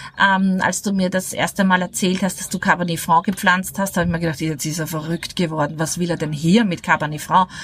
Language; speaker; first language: German; native; German